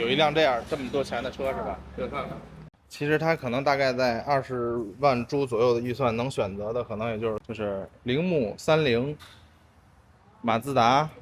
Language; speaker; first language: Chinese; native; Chinese